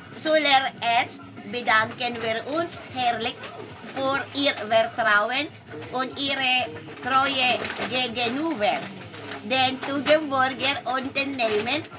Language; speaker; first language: German; non-native, learner; Filipino